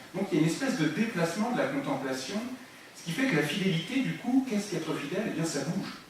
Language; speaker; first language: French; native; French